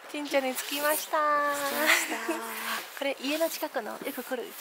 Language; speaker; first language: Japanese; non-native, fluent; Chinese